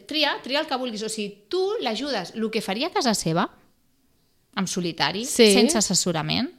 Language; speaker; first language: Catalan; non-native, local second language; Spanish